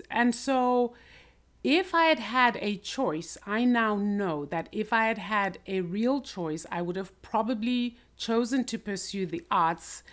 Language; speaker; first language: English; non-native, local second language; Shona